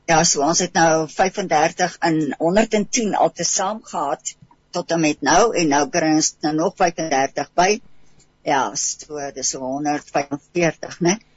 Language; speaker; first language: Afrikaans; native; Afrikaans